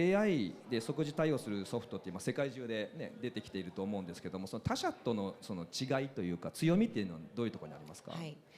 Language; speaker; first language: Japanese; native; Japanese